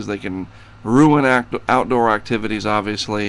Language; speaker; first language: English; native; English